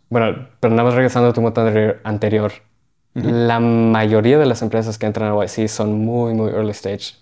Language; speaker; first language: Spanish; early bilingual, heritage; Spanish